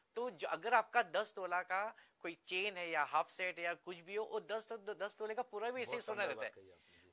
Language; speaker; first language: Hindi; non-native, local second language; Gujarati